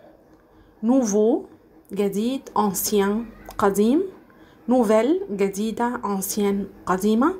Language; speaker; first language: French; non-native, fluent; Arabic